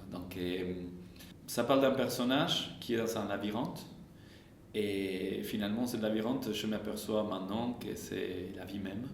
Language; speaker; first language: French; non-native, fluent; Spanish